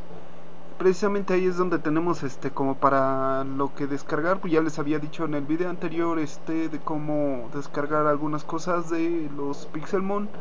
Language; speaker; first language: Spanish; native; Spanish